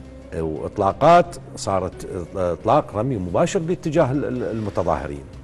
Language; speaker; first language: Arabic; native; Arabic